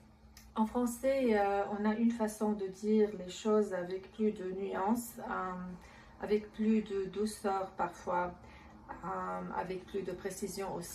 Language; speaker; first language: French; non-native, local second language; Arabic